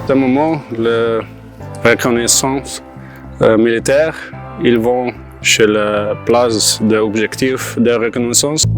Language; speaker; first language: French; non-native, learner; Slovenian